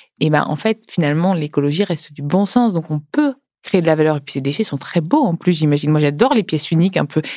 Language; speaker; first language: French; native; French